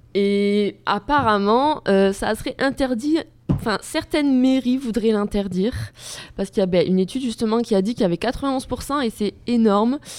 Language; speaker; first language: French; native; French